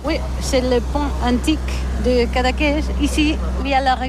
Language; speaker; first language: French; non-native, learner; Catalan